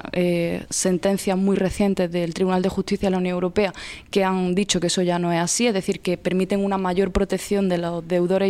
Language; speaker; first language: Spanish; native; Spanish